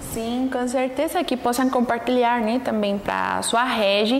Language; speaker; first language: Portuguese; non-native, learner; Spanish